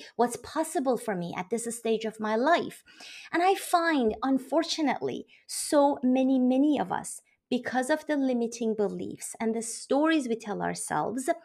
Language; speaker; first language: English; non-native, fluent; Persian